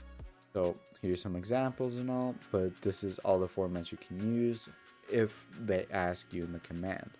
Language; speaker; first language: English; native; English